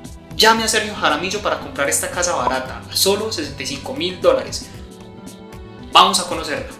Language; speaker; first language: Spanish; native; Spanish